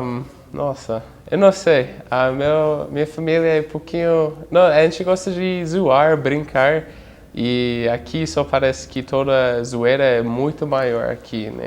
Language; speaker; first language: Portuguese; non-native, fluent; English